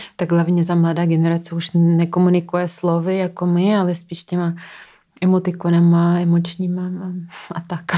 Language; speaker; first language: Czech; native; Czech